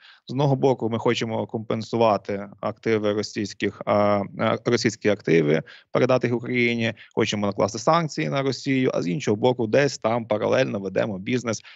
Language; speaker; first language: Ukrainian; native; Ukrainian